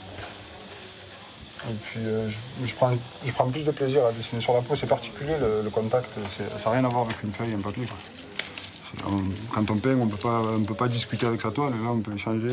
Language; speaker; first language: French; native; French